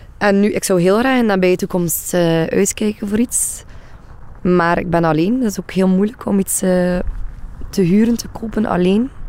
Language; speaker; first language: Dutch; native; Dutch